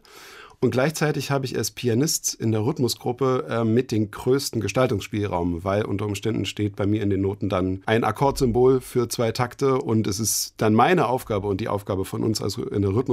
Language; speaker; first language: German; native; German